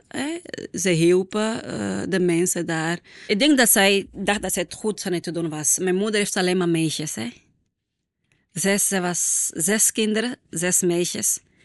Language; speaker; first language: Dutch; non-native, fluent; Portuguese